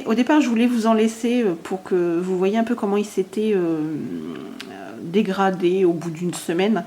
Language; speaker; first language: French; native; French